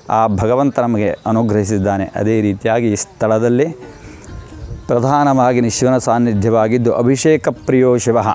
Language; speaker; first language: Kannada; native; Kannada